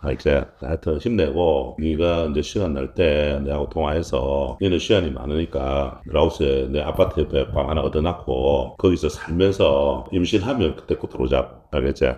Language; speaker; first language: Korean; native; Korean